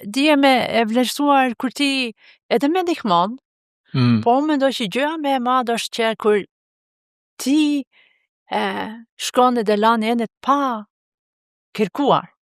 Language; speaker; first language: Albanian; non-native, fluent; Norwegian